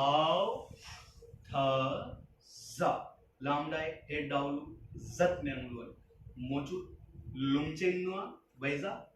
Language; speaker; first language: Vietnamese; non-native, learner; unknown